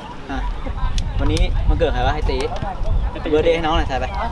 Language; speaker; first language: Thai; native; Thai